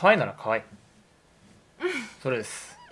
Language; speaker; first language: Japanese; non-native, fluent; Korean